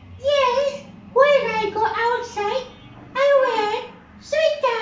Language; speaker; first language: English; non-native, learner; Bangla